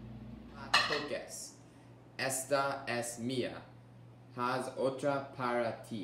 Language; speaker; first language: Spanish; non-native, learner; English